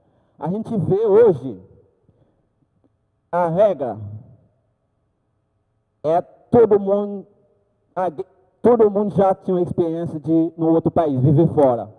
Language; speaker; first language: Portuguese; non-native, learner; Haitian Creole